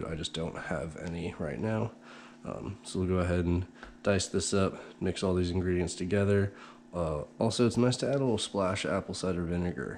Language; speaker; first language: English; native; English